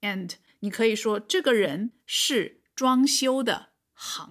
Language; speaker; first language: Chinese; native; Chinese